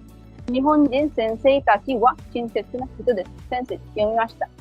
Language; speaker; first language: Japanese; non-native, learner; Bangla